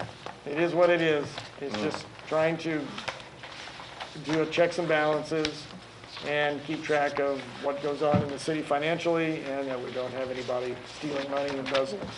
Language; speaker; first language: English; native; English